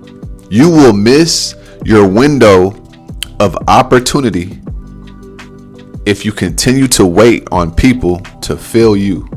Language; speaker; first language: English; native; English